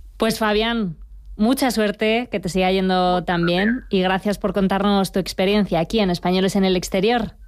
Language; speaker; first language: Spanish; native; Spanish